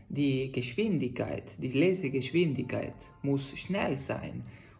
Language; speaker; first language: German; non-native, fluent; Italian